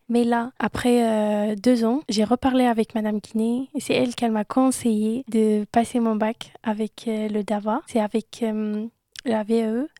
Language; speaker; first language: French; non-native, local second language; Arabic